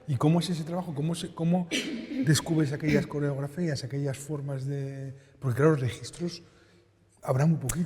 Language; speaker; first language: Spanish; native; Spanish